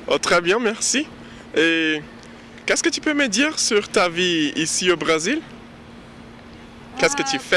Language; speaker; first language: French; non-native, fluent; Portuguese